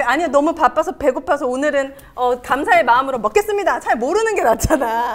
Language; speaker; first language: Korean; native; Korean